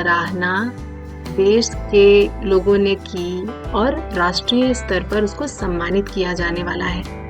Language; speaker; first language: Hindi; native; Hindi